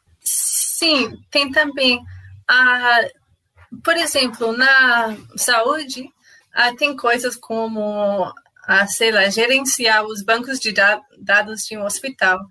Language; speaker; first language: Portuguese; non-native, fluent; English